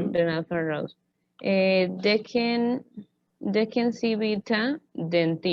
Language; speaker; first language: German; non-native, learner; Spanish